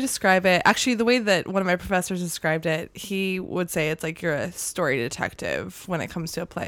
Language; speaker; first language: English; native; English